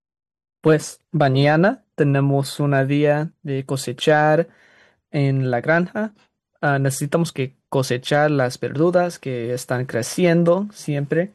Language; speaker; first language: Spanish; non-native, learner; English